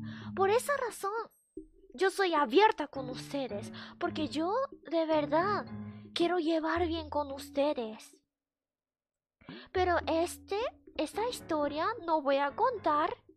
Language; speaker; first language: Spanish; non-native, fluent; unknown